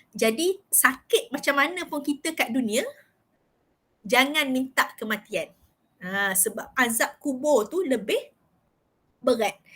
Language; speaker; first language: Malay; native; Malay